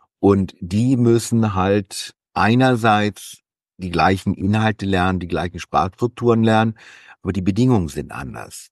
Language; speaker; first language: German; native; German